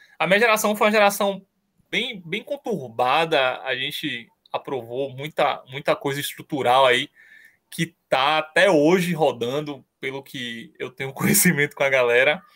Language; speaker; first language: Portuguese; native; Portuguese